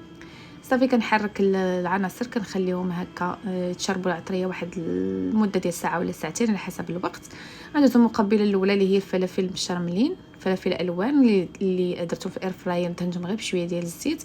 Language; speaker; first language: Arabic; native; Arabic